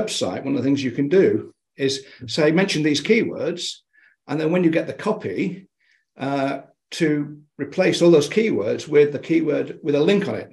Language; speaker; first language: English; native; English